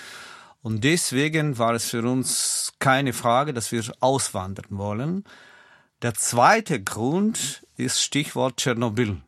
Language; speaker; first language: German; non-native, fluent; Russian